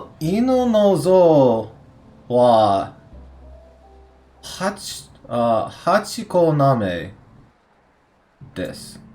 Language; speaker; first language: Japanese; non-native, learner; English